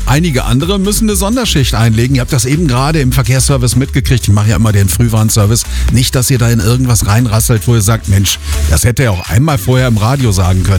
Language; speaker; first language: German; native; German